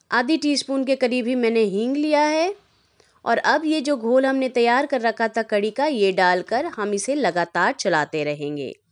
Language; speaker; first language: Hindi; native; Hindi